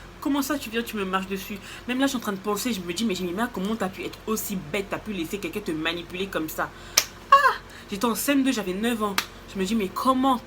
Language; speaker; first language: French; native; French